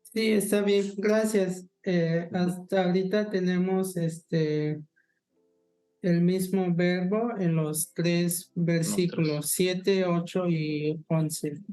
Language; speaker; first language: Spanish; non-native, local second language; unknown